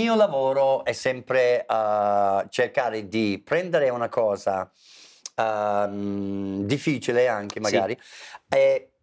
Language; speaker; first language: Italian; non-native, fluent; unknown